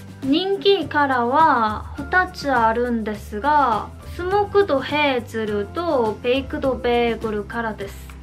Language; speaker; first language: Japanese; non-native, fluent; Korean